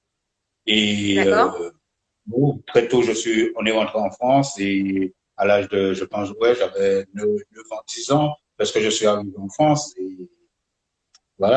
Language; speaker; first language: French; native; French